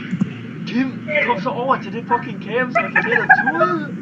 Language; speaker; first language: Danish; native; Danish